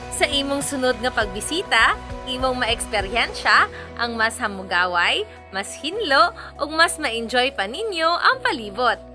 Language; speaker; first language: Cebuano; native; Cebuano